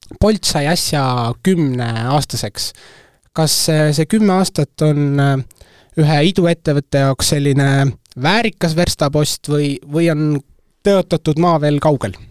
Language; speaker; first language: Estonian; native; Estonian